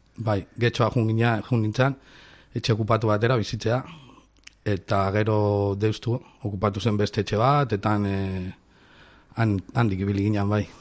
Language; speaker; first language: Basque; non-native, local second language; Spanish